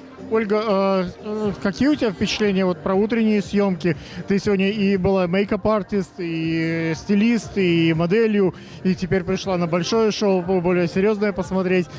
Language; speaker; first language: Russian; native; Russian